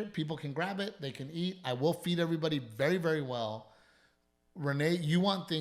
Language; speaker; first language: English; native; English